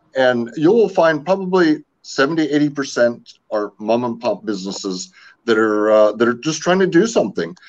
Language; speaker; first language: English; native; English